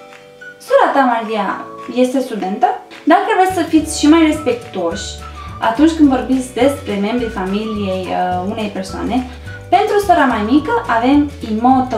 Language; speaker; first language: Romanian; native; Romanian